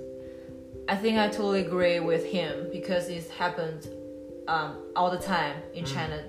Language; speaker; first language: English; non-native, learner; Chinese